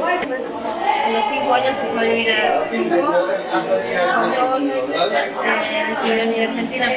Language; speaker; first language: Spanish; early bilingual, other home language; Chinese